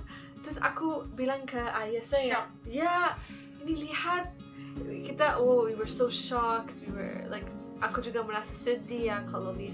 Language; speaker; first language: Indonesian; non-native, fluent; English